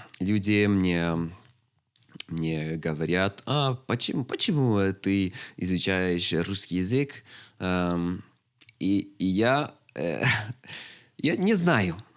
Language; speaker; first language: Russian; non-native, learner; Swedish